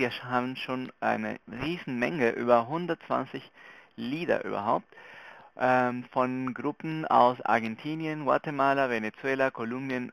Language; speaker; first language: German; non-native, fluent; Spanish